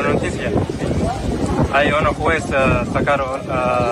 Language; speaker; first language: Spanish; non-native, learner; Arabic